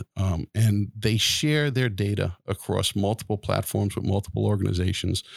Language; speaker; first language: English; native; English